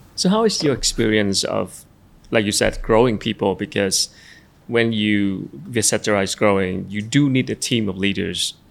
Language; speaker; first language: English; non-native, fluent; Vietnamese